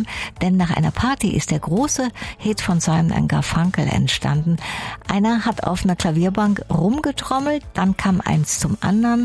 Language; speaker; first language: German; native; German